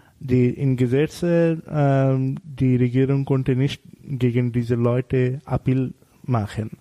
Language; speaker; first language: German; non-native, learner; Bangla